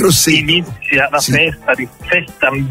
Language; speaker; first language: Italian; native; Italian